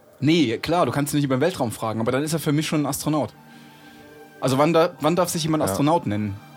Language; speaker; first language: German; native; German